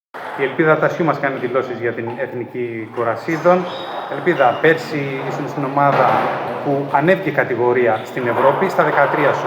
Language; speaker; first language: Greek; native; Greek